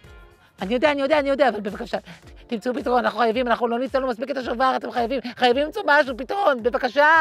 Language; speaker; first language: Hebrew; native; Hebrew